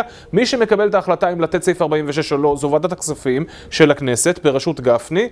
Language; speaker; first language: Hebrew; native; Hebrew